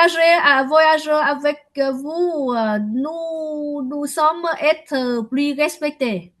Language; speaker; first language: French; non-native, learner; Vietnamese